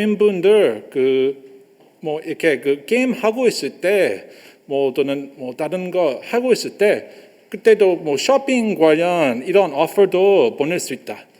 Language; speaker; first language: Korean; non-native, learner; English